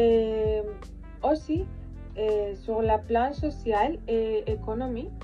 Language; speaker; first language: French; non-native, learner; Spanish